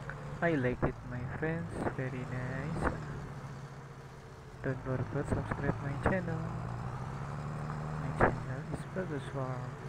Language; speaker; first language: English; non-native, learner; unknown